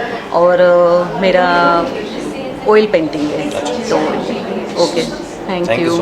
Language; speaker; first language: Hindi; non-native, local second language; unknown